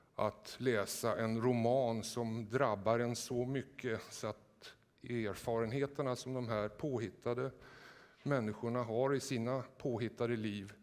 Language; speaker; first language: Swedish; native; Swedish